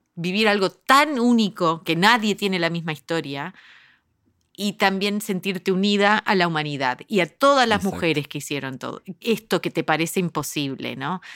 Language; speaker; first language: Spanish; early bilingual, heritage; Spanish